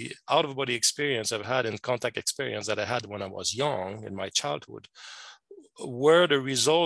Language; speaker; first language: English; non-native, fluent; French